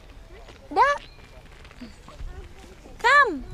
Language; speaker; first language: English; non-native, learner; Indonesian